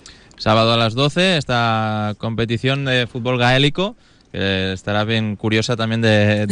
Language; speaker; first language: Spanish; non-native, local second language; Catalan